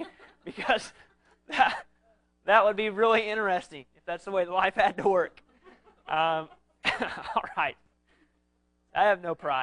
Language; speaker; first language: English; native; English